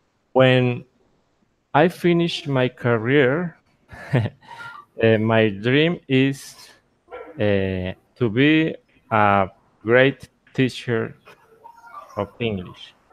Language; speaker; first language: English; non-native, learner; Spanish